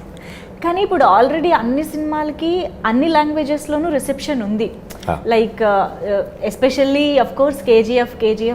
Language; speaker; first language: Telugu; native; Telugu